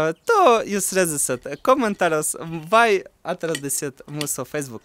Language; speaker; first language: Latvian; non-native, local second language; Russian